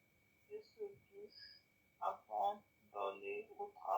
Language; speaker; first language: French; non-native, learner; English